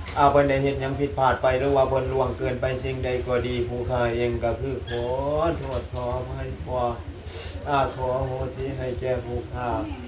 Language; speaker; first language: Thai; native; Thai